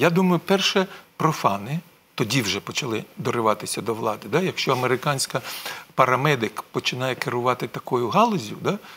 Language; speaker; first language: Ukrainian; non-native, local second language; Russian